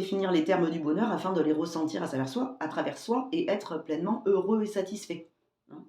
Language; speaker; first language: French; native; French